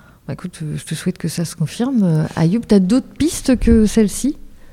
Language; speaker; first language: French; native; French